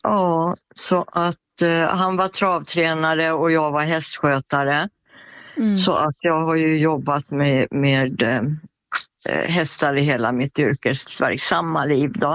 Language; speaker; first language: Swedish; native; Swedish